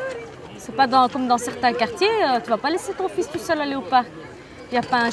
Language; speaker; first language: French; early bilingual, other home language; Arabic